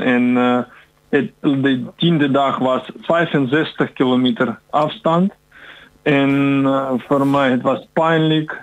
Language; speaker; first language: Dutch; non-native, learner; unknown